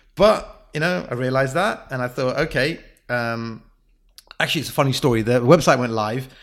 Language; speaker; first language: English; native; English